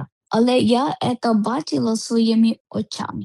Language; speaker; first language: Ukrainian; non-native, learner; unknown